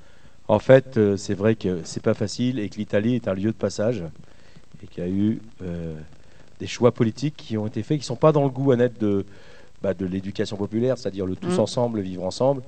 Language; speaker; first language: French; native; French